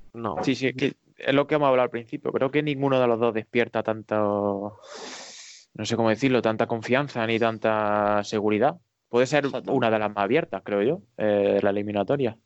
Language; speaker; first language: Spanish; native; Spanish